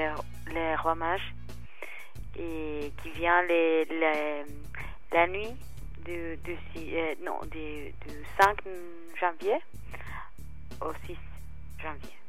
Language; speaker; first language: French; non-native, learner; Spanish